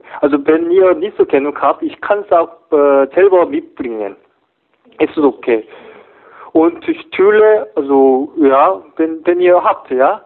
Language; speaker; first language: German; non-native, learner; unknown